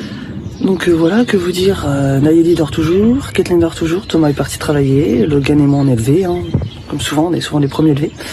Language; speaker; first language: French; native; French